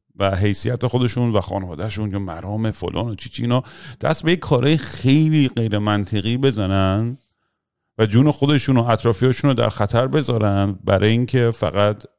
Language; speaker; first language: Persian; early bilingual, heritage; Persian